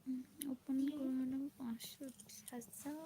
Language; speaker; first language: Hindi; non-native, local second language; Bangla